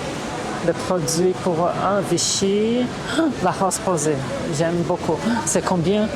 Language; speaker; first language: French; non-native, fluent; Portuguese